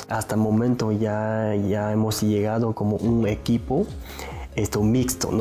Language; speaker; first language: Spanish; non-native, learner; Chinese